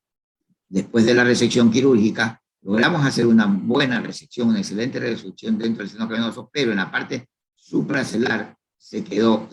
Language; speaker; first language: Spanish; native; Spanish